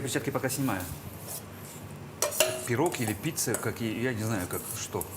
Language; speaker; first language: Russian; native; Russian